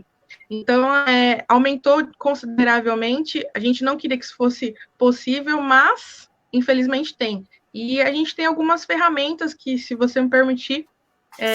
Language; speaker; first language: Portuguese; native; Portuguese